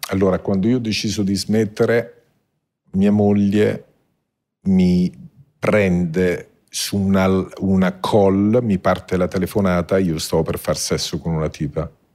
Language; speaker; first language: Italian; native; Italian